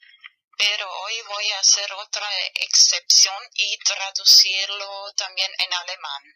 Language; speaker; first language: Spanish; non-native, fluent; German